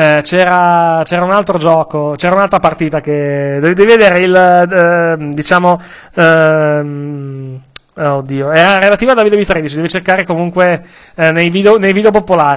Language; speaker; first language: Italian; native; Italian